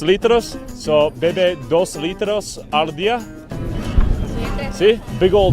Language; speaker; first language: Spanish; non-native, learner; English